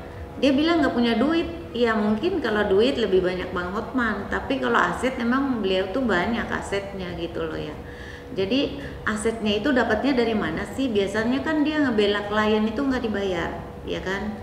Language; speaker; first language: Indonesian; native; Indonesian